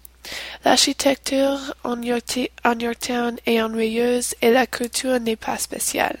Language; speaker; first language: French; non-native, learner; English